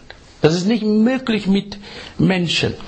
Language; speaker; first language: German; non-native, fluent; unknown